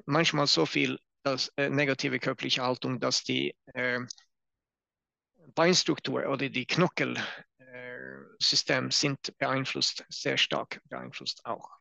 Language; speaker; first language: German; non-native, learner; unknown